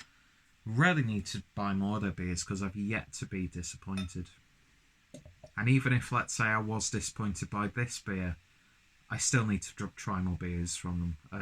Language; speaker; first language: English; native; English